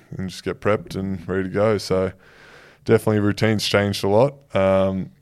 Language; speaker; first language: English; native; English